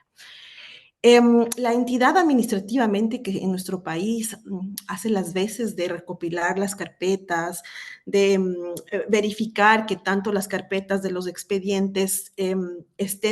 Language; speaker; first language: Spanish; native; Spanish